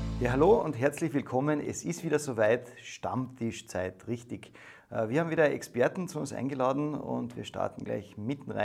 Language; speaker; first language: German; native; German